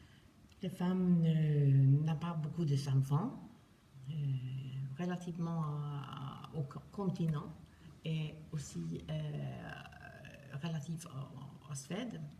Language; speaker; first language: French; non-native, fluent; Swedish